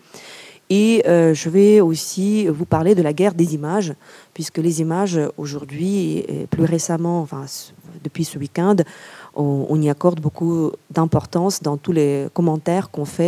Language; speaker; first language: French; non-native, fluent; Ukrainian